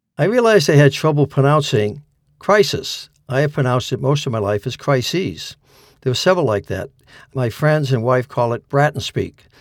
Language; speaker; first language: English; native; English